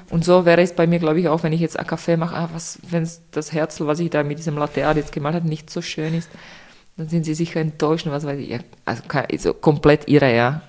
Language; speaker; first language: German; non-native, fluent; Czech